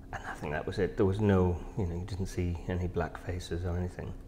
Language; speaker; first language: English; native; English